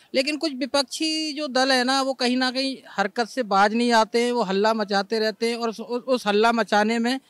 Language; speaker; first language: Hindi; native; Hindi